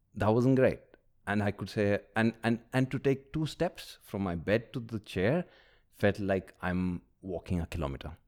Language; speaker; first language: English; early bilingual, other home language; Malayalam